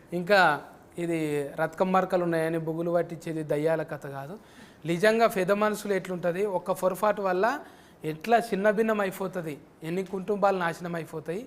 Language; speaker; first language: Telugu; native; Telugu